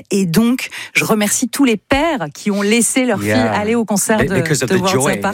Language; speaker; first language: French; native; French